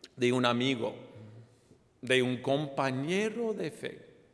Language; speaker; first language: Spanish; non-native, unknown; English